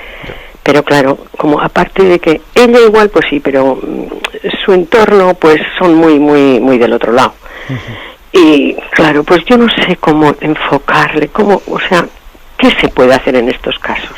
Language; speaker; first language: Spanish; native; Spanish